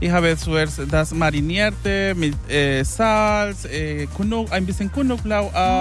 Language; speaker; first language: German; non-native, learner; Spanish